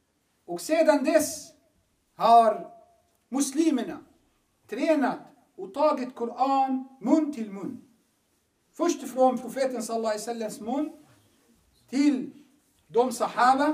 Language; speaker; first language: Swedish; non-native, fluent; Arabic